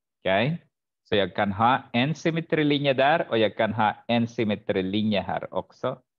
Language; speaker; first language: Swedish; non-native, fluent; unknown